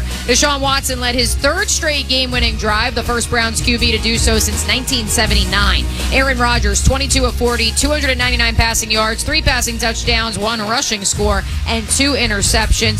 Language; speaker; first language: English; native; English